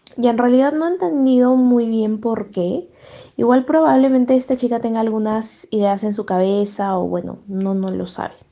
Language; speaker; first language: Spanish; native; Spanish